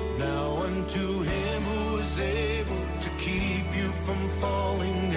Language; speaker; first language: English; native; English